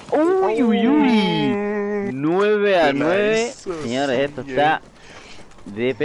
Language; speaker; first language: Spanish; native; Spanish